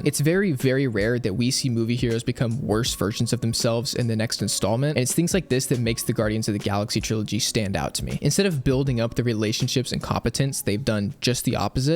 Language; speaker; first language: English; native; English